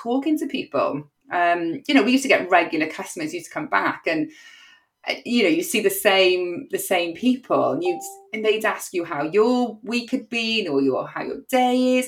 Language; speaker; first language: English; native; English